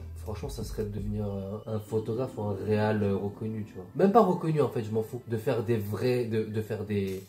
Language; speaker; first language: French; native; French